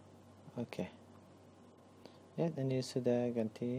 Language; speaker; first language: Indonesian; non-native, learner; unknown